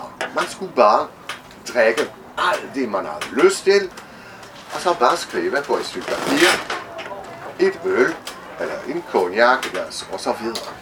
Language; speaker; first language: Danish; non-native, fluent; French